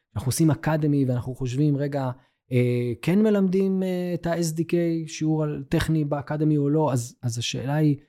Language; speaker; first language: Hebrew; native; Hebrew